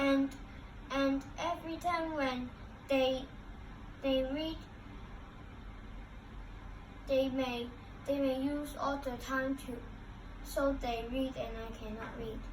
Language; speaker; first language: English; non-native, local second language; Cantonese